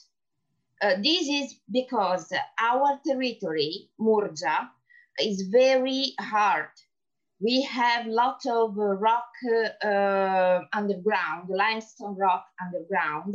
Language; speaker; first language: English; non-native, fluent; Italian